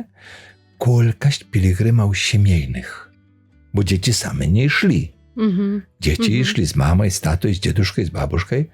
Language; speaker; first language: Polish; non-native, learner; Belarusian